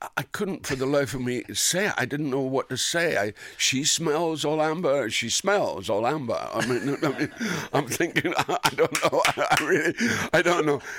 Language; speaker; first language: English; native; English